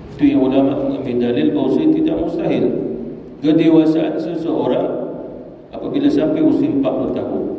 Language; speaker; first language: Malay; native; Malay